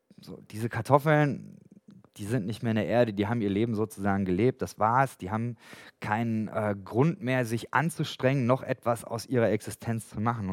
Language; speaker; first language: German; native; German